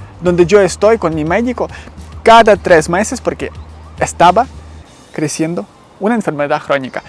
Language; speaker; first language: Spanish; non-native, learner; Ukrainian